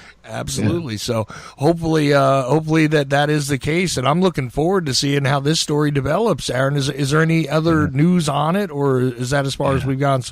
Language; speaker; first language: English; native; English